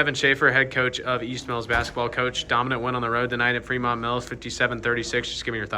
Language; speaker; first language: English; native; English